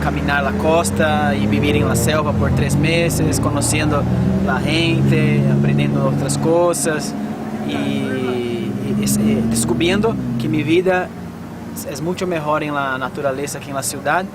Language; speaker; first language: Spanish; non-native, fluent; Portuguese